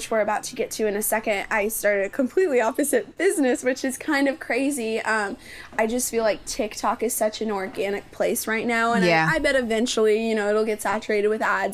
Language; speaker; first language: English; native; English